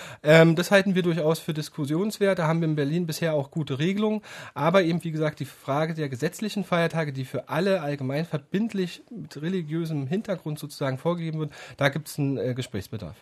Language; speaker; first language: German; native; German